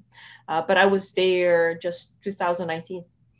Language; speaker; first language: English; non-native, local second language; Filipino